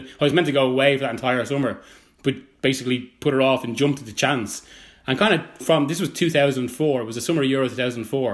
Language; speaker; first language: English; native; English